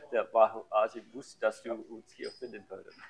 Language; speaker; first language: German; non-native, learner; English